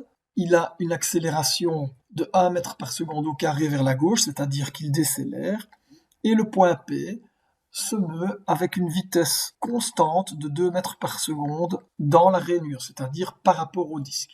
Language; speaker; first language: French; native; French